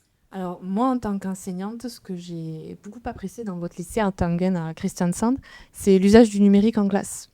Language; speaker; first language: French; native; French